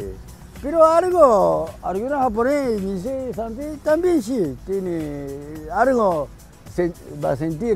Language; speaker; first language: Spanish; non-native, learner; Japanese